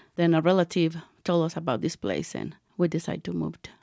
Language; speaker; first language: English; non-native, learner; Spanish